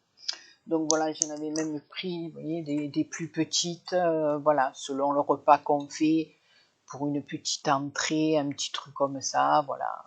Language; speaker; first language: French; native; French